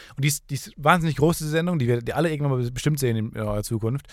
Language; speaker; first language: German; native; German